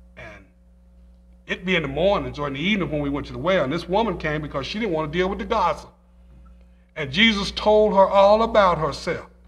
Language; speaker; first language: English; native; English